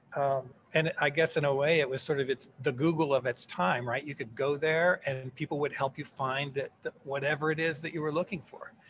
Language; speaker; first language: English; native; English